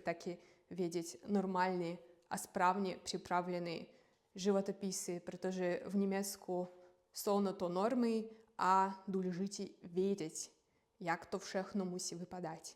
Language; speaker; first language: Czech; non-native, fluent; Russian